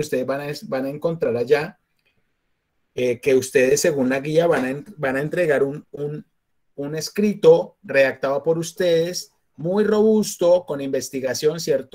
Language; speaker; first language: Spanish; native; Spanish